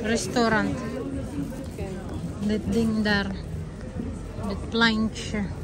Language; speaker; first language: Dutch; non-native, learner; Filipino